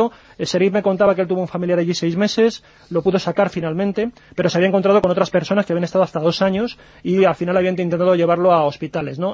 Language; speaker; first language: Spanish; native; Spanish